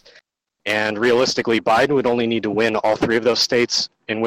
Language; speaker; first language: English; native; English